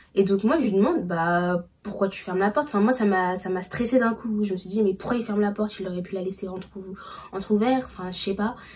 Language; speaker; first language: French; early bilingual, other home language; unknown